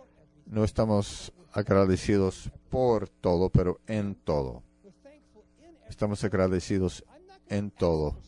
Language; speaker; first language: Spanish; non-native, fluent; English